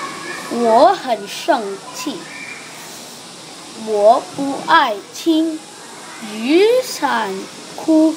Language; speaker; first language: Chinese; non-native, learner; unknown